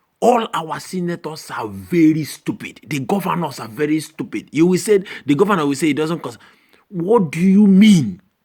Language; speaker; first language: Nigerian Pidgin; non-native, local second language; Igbo